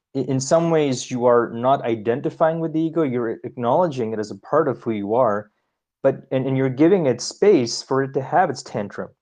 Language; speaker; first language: English; early bilingual, other home language; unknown